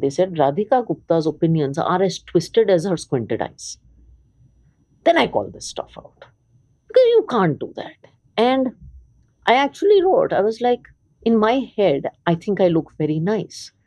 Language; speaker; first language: English; early bilingual, other home language; Hindi